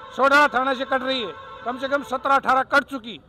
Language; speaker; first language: Hindi; native; Hindi